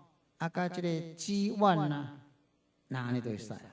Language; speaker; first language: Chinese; non-native, local second language; Min Nan Chinese